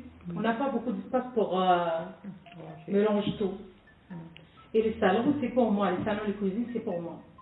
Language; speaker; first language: French; non-native, learner; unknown